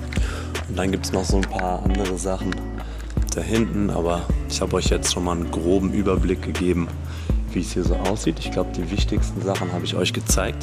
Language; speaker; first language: German; native; German